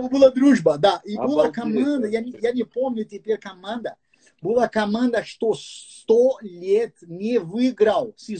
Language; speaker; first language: Russian; non-native, fluent; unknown